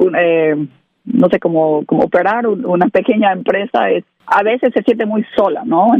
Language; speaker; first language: Spanish; non-native, learner; English